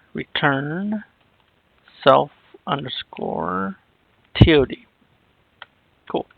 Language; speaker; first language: English; native; English